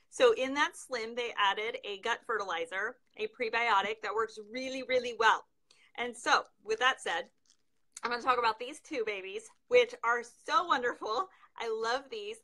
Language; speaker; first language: English; native; English